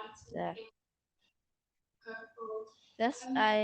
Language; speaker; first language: English; non-native, learner; Vietnamese